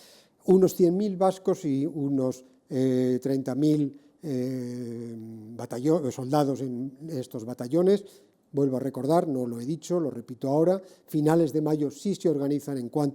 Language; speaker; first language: Spanish; native; Spanish